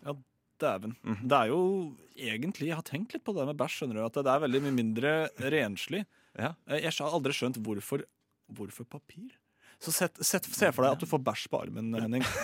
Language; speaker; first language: Norwegian; native; Norwegian